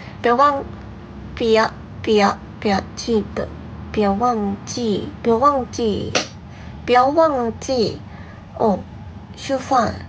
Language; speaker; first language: Chinese; non-native, learner; Thai